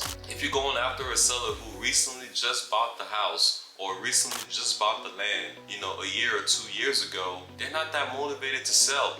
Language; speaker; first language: English; native; English